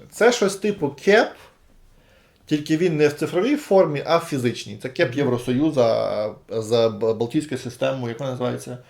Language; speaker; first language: Ukrainian; native; Ukrainian